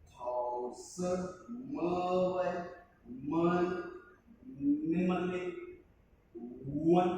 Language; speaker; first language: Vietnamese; non-native, learner; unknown